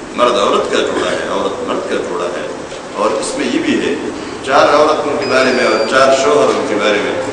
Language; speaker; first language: Urdu; non-native, local second language; Pashto